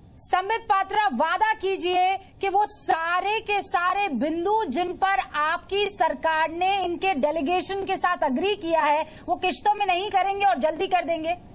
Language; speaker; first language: Hindi; native; Hindi